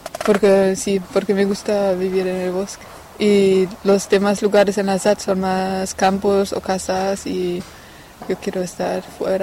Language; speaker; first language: Spanish; non-native, fluent; French